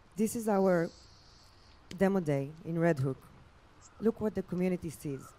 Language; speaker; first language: English; non-native, fluent; Hebrew